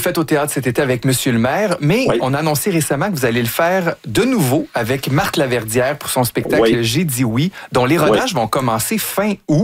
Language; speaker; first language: French; native; French